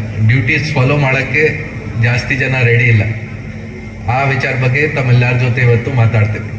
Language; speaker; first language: Kannada; non-native, local second language; Hindi